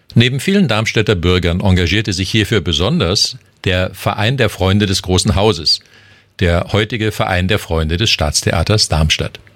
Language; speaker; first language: German; native; German